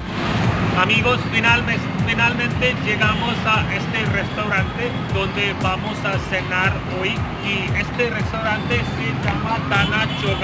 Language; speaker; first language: Spanish; non-native, fluent; Hindi